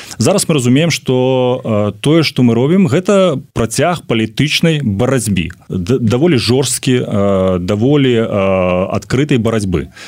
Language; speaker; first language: Belarusian; native; Belarusian